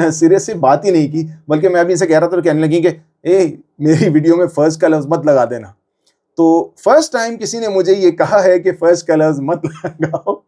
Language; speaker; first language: Urdu; native; Urdu